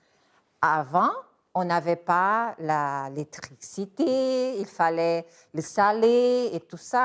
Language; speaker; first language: French; non-native, fluent; Portuguese